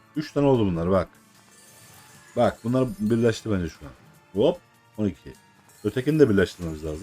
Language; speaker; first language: Turkish; native; Turkish